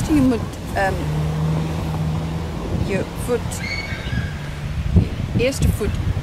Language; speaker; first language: Dutch; non-native, learner; English